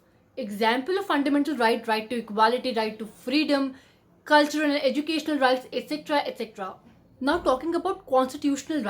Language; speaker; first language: Hindi; native; Hindi